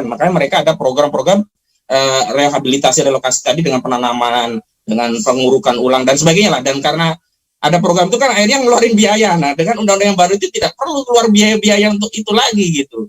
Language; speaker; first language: Indonesian; native; Indonesian